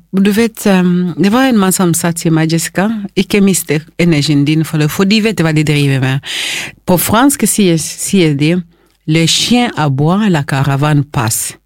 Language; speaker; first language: Norwegian; non-native, fluent; Swahili